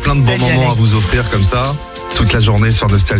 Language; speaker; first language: French; native; French